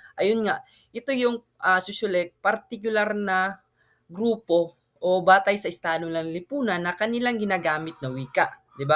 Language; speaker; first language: Filipino; non-native, local second language; Cebuano